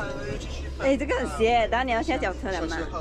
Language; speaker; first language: Chinese; native; Chinese